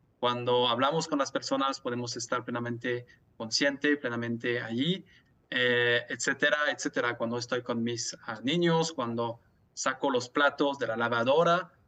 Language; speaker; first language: Spanish; non-native, fluent; French